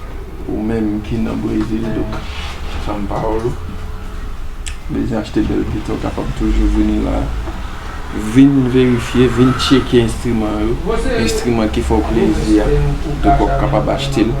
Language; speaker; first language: French; non-native, learner; Haitian Creole